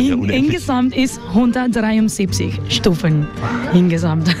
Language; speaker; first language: German; non-native, learner; Spanish